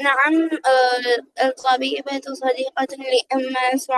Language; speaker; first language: Arabic; non-native, learner; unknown